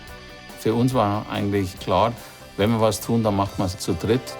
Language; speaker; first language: German; native; German